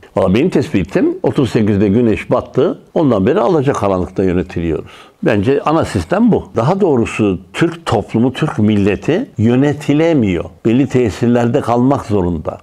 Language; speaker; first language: Turkish; native; Turkish